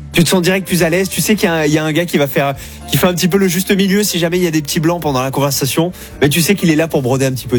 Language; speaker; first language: French; native; French